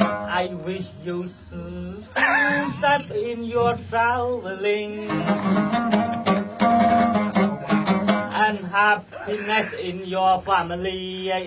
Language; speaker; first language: English; non-native, learner; Khmer